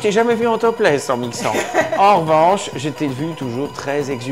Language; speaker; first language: French; native; French